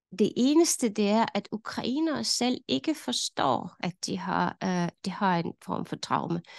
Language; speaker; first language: Danish; non-native, fluent; Ukrainian